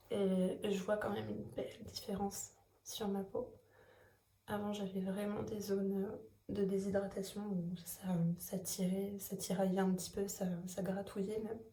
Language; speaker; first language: French; native; French